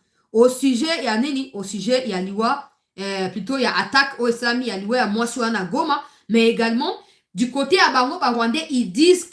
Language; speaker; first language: French; non-native, local second language; Lingala